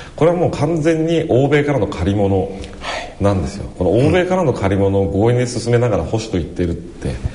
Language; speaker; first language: Japanese; native; Japanese